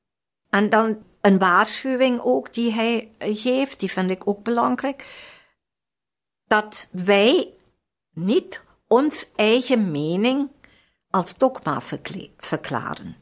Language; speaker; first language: Dutch; non-native, fluent; German